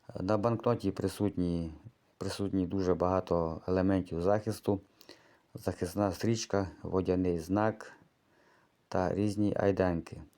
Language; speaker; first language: Ukrainian; native; Ukrainian